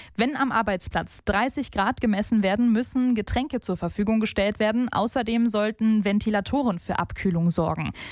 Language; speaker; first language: German; native; German